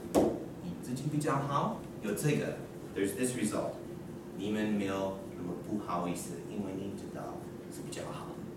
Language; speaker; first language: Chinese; non-native, learner; English